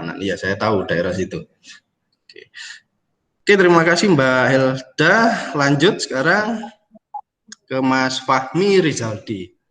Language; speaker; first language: Indonesian; native; Indonesian